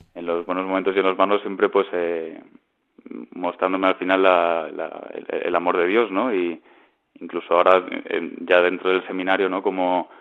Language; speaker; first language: Spanish; native; Spanish